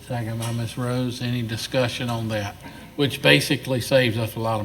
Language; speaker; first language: English; native; English